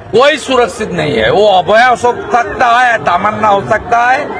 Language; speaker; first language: Hindi; non-native, local second language; Bangla